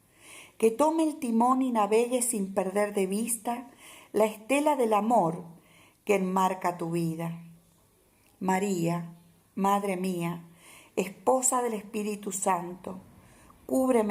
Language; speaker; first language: Spanish; native; Spanish